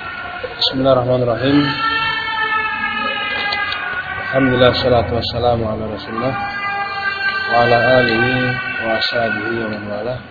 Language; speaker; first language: Arabic; non-native, fluent; Indonesian